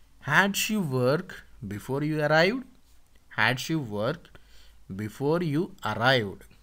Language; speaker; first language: English; non-native, local second language; Telugu